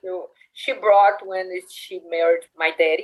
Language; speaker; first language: English; non-native, learner; Portuguese